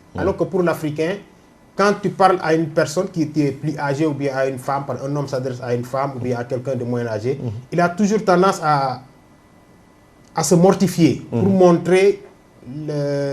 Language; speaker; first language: French; non-native, local second language; Wolof